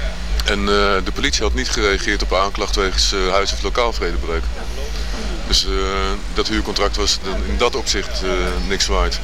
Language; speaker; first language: Dutch; native; Dutch